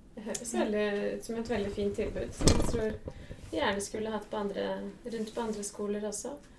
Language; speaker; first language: Norwegian; native; Norwegian